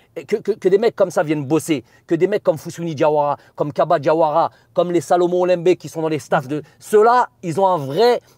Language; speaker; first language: French; native; French